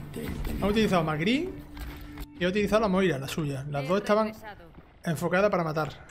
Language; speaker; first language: Spanish; native; Spanish